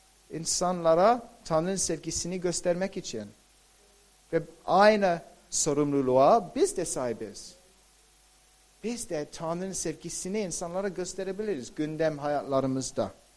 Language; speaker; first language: Turkish; non-native, fluent; English